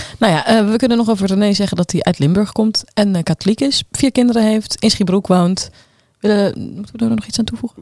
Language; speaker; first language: Dutch; native; Dutch